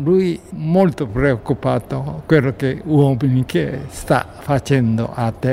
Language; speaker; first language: Italian; non-native, learner; Japanese